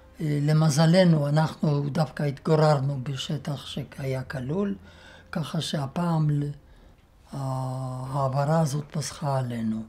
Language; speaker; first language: Hebrew; non-native, fluent; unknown